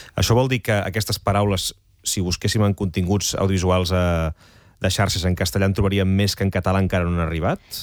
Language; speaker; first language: Catalan; native; Catalan